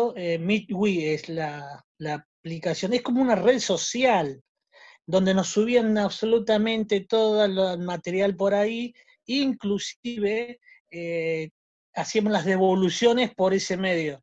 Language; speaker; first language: Spanish; native; Spanish